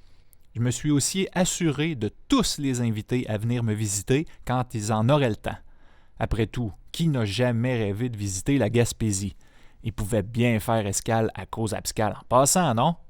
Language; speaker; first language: French; native; French